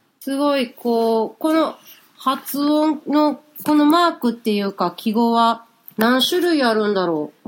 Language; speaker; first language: Japanese; native; Japanese